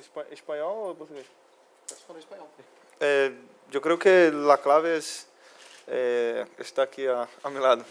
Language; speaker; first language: Spanish; non-native, fluent; Portuguese